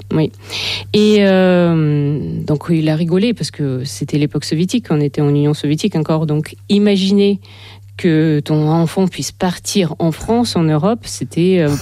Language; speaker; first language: French; non-native, fluent; Russian